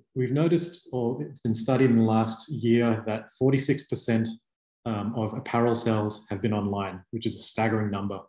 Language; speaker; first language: English; native; English